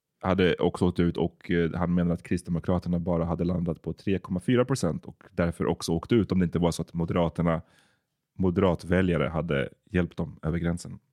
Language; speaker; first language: Swedish; native; Swedish